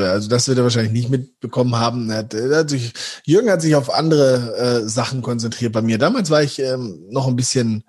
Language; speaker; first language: German; native; German